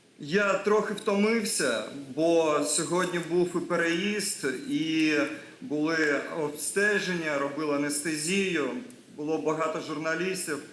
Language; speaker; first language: Ukrainian; non-native, local second language; Russian